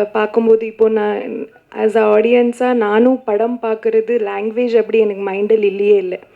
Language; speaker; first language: Tamil; non-native, local second language; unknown